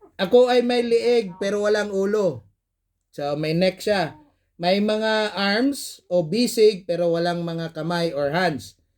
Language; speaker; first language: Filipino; early bilingual, heritage; Filipino